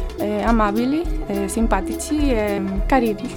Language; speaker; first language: Italian; non-native, learner; Spanish